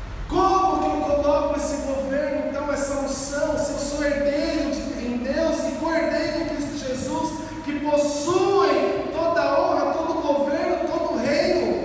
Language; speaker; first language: Portuguese; native; Portuguese